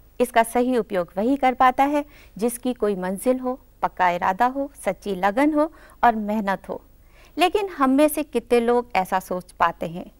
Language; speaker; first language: Hindi; native; Hindi